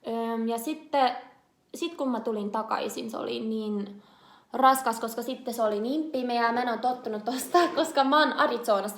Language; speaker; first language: Finnish; non-native, learner; English